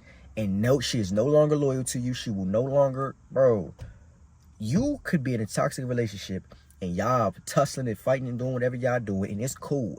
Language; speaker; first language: English; native; English